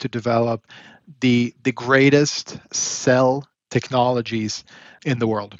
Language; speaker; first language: English; native; English